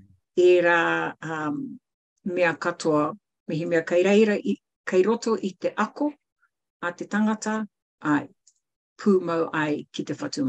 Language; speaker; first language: Māori; non-native, local second language; English